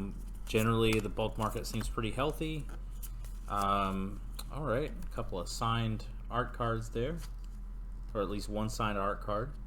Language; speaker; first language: English; native; English